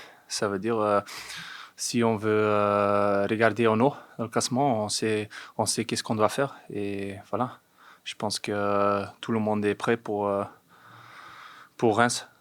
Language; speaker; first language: French; non-native, fluent; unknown